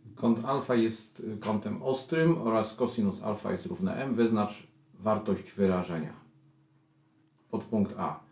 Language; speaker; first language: Polish; native; Polish